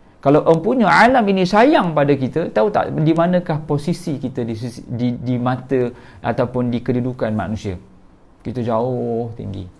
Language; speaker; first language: Malay; native; Malay